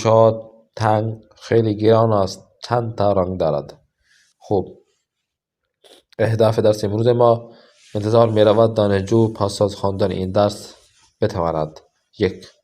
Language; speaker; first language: Persian; non-native, fluent; Urdu